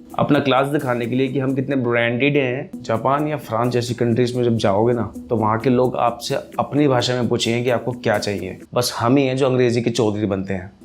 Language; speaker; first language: Hindi; native; Hindi